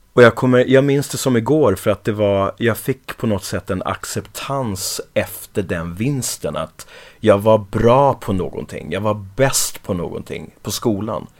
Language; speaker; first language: Swedish; early bilingual, other home language; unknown